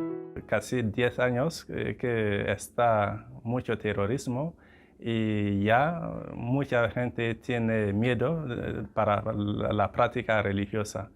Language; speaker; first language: Spanish; non-native, fluent; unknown